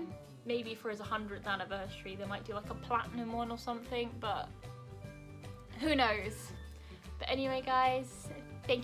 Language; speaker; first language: English; native; English